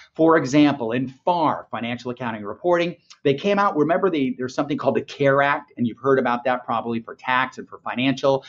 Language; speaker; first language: English; native; English